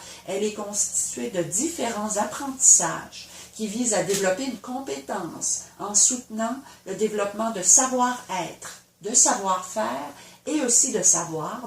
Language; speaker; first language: French; native; French